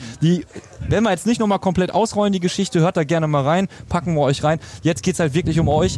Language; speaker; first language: German; native; German